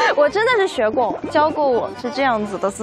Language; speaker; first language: Chinese; native; Chinese